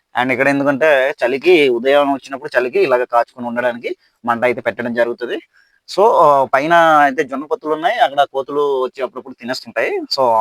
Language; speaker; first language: Telugu; non-native, local second language; Odia